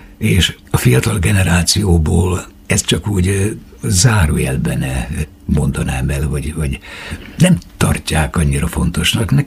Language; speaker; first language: Hungarian; native; Hungarian